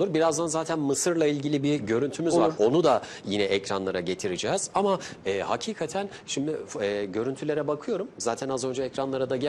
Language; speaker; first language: Turkish; native; Turkish